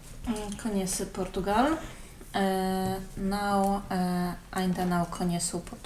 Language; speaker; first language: Portuguese; non-native, learner; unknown